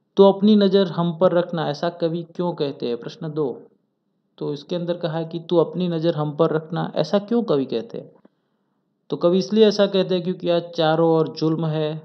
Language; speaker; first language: Hindi; non-native, local second language; Gujarati